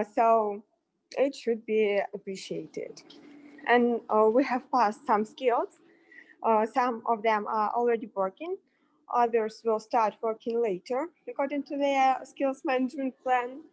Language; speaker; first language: English; non-native, fluent; Russian